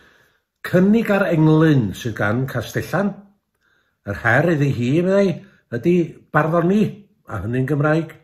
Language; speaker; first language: Welsh; native; Welsh